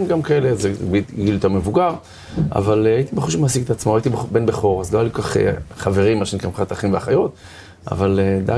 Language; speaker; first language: Hebrew; native; Hebrew